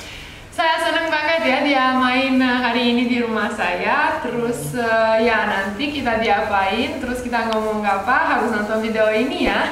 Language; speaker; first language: Indonesian; non-native, fluent; Romanian